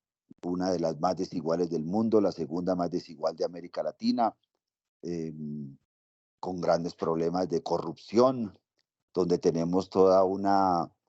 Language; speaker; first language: Spanish; native; Spanish